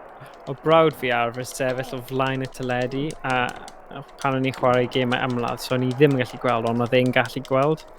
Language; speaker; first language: Welsh; native; Welsh